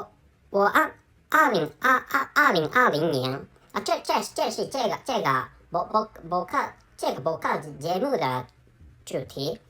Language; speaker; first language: Chinese; non-native, learner; Japanese